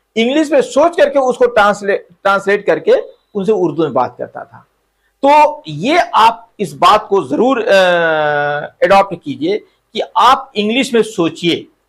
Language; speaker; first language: Hindi; native; Hindi